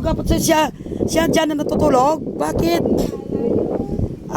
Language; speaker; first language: Filipino; non-native, local second language; Hiligaynon